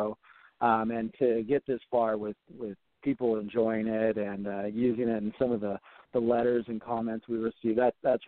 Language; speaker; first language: English; native; English